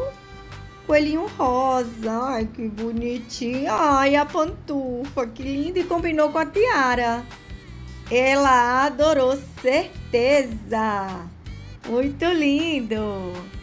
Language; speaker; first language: Portuguese; native; Portuguese